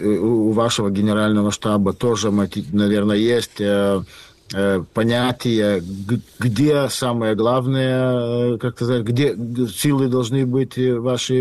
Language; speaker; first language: Russian; non-native, fluent; Lithuanian